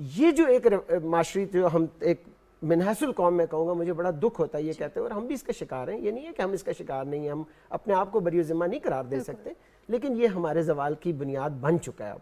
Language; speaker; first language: Urdu; non-native, local second language; Northern Hindko